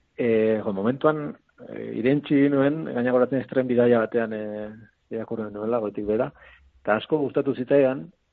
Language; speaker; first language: Basque; native; Basque